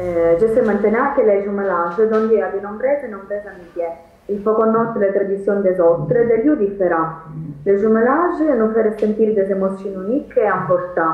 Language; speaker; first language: French; non-native, learner; Italian